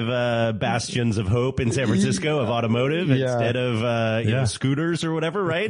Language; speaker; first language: English; native; English